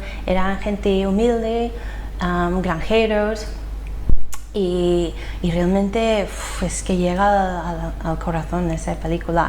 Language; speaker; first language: Spanish; non-native, fluent; English